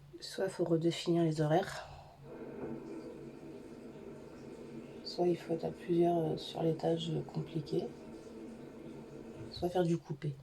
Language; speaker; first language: French; native; French